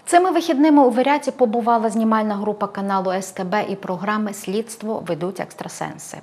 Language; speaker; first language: Ukrainian; native; Ukrainian